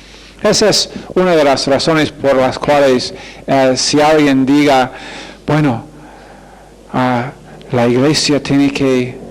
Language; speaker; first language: Spanish; non-native, fluent; English